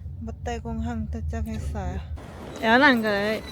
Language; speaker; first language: Korean; non-native, learner; Lao